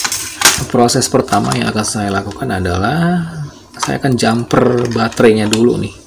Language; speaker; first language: Indonesian; native; Indonesian